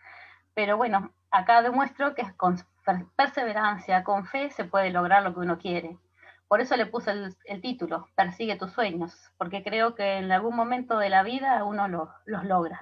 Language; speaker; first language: Spanish; native; Spanish